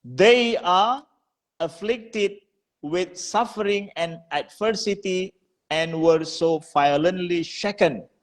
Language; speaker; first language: English; non-native, learner; Indonesian